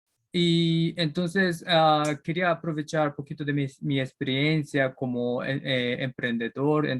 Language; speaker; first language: Spanish; non-native, learner; Japanese